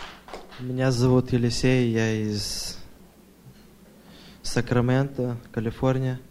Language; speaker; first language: Russian; early bilingual, heritage; Russian